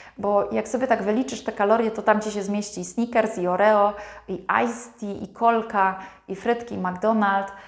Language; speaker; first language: Polish; native; Polish